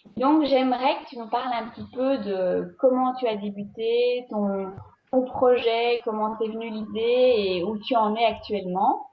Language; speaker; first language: French; native; French